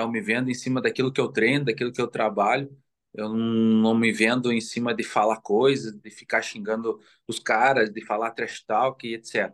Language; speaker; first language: Portuguese; native; Portuguese